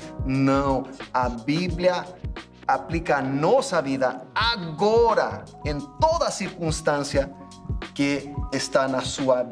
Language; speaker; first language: Portuguese; non-native, fluent; English